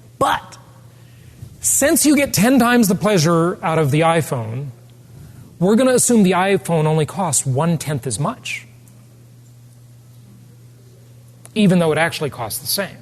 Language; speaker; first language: English; native; English